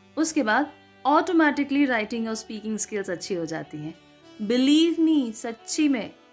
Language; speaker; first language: Hindi; native; Hindi